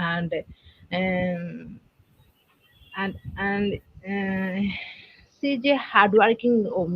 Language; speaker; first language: English; non-native, learner; Odia